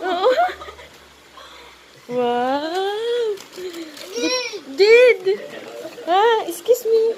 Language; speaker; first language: English; non-native, local second language; Filipino